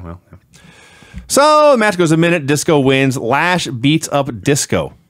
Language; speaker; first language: English; native; English